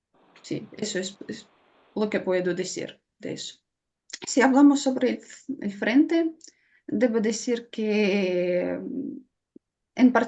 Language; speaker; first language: Spanish; non-native, fluent; Ukrainian